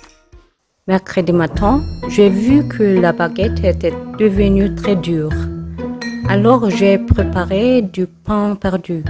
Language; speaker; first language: French; non-native, learner; Korean